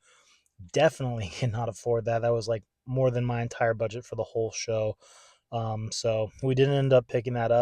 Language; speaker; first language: English; native; English